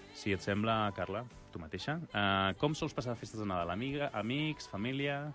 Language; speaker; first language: Catalan; native; Catalan